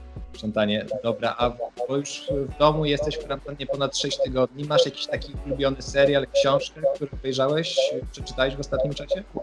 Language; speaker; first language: Polish; native; Polish